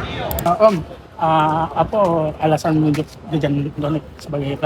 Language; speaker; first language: Indonesian; native; Indonesian